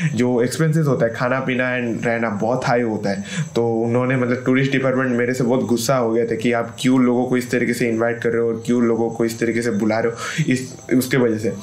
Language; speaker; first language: Hindi; non-native, local second language; Bangla